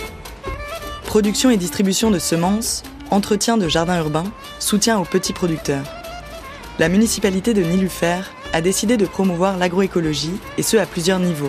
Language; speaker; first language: French; native; French